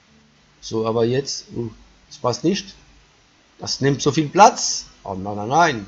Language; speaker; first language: German; non-native, fluent; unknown